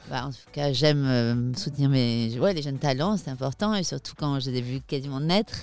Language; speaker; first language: French; native; French